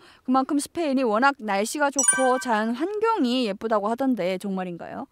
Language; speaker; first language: Korean; native; Korean